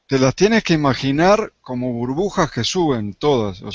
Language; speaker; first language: Spanish; native; Spanish